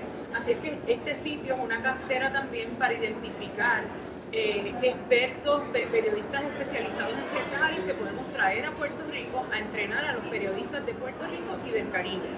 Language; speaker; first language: Spanish; native; Spanish